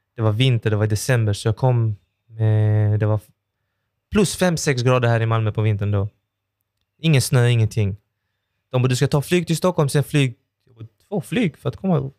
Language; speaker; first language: Swedish; early bilingual, other home language; Persian